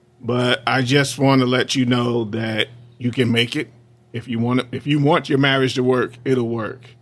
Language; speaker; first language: English; native; English